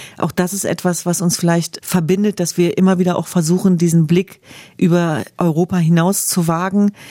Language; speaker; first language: German; native; German